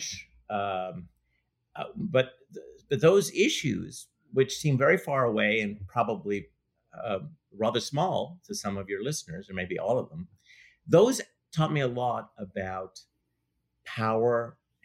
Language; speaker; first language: English; native; English